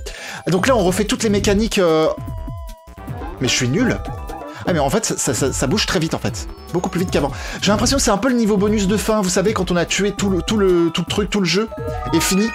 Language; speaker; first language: French; native; French